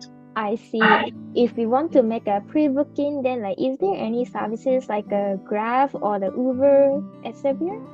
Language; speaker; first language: English; non-native, fluent; Japanese